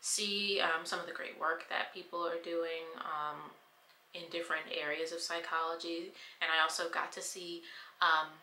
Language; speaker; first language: English; native; English